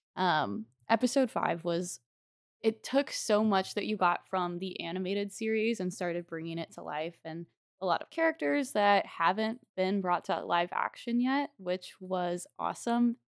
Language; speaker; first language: English; native; English